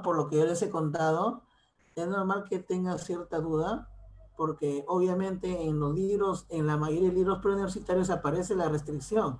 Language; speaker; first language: Spanish; native; Spanish